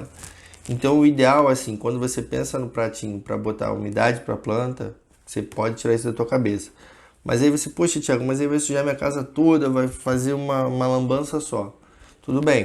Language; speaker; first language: Portuguese; native; Portuguese